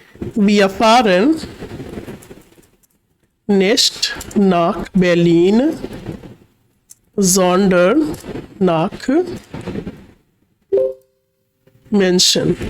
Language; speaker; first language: German; non-native, learner; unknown